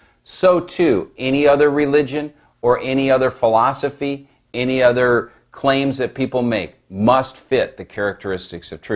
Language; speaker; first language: English; native; English